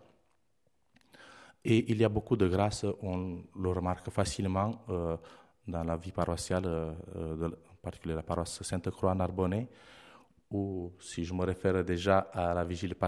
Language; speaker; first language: French; non-native, fluent; Romanian